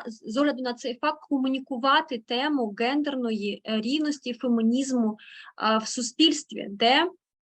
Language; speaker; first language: Ukrainian; native; Ukrainian